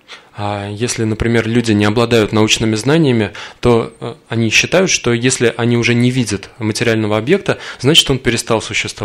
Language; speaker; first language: Russian; native; Russian